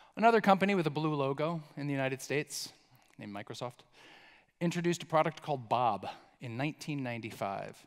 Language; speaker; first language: English; native; English